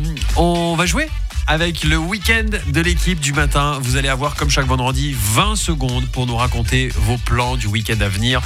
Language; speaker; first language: French; native; French